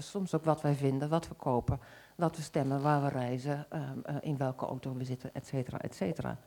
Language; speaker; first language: Dutch; native; Dutch